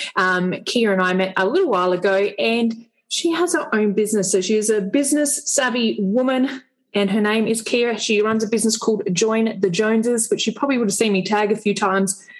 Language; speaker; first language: English; native; English